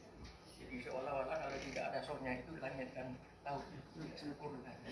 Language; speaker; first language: Indonesian; native; Indonesian